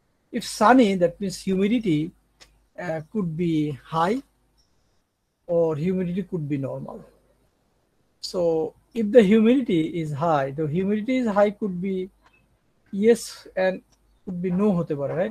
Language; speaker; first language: English; non-native, local second language; Bangla